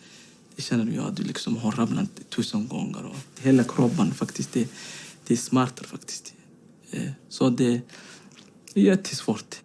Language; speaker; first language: Swedish; non-native, fluent; Somali